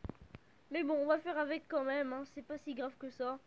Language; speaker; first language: French; native; French